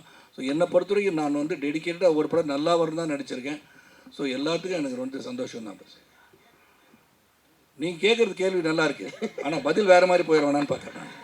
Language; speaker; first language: Tamil; native; Tamil